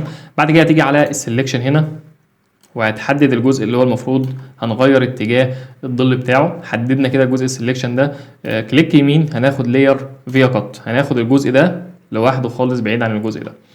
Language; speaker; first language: Arabic; native; Arabic